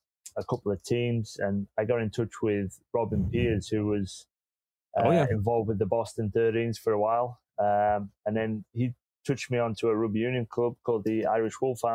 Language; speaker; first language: English; native; English